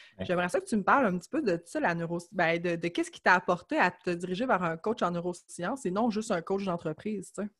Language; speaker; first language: French; native; French